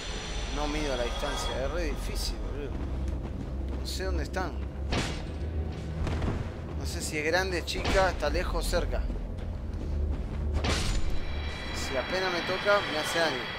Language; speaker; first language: Spanish; native; Spanish